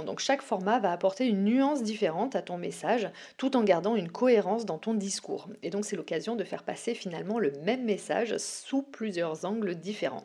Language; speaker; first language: French; native; French